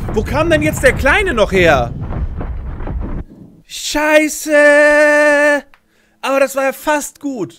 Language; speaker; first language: German; native; German